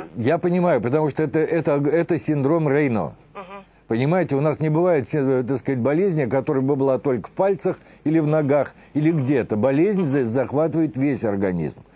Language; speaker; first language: Russian; native; Russian